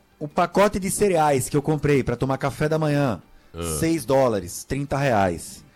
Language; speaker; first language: Portuguese; native; Portuguese